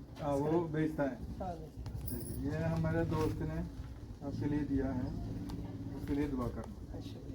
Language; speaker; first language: Hindi; non-native, local second language; Malayalam